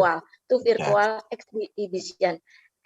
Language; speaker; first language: English; non-native, learner; Indonesian